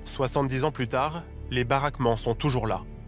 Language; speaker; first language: French; native; French